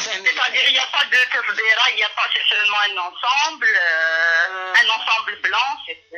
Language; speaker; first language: French; non-native, local second language; Arabic